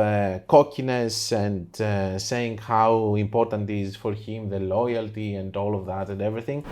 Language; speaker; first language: English; non-native, fluent; Greek